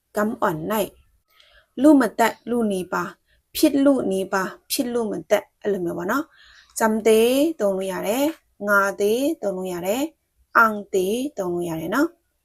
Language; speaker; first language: Burmese; non-native, local second language; Shan